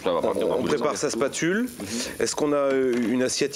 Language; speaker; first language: French; native; French